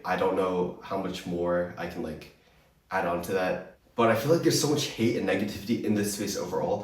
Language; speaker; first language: English; native; English